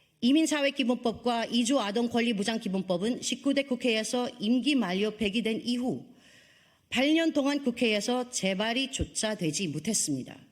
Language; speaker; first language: Korean; non-native, fluent; Filipino